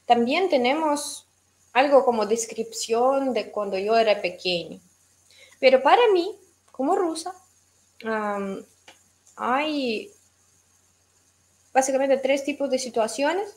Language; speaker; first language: Spanish; non-native, fluent; Russian